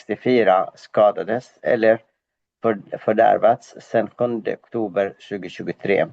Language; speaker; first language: Swedish; non-native, fluent; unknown